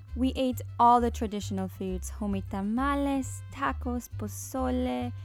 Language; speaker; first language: English; early bilingual, other home language; Spanish